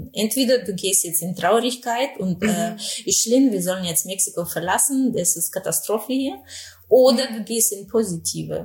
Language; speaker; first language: German; non-native, fluent; Russian